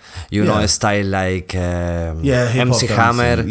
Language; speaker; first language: English; non-native, learner; Spanish